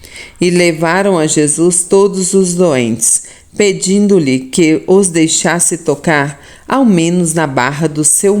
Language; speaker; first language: Portuguese; native; Portuguese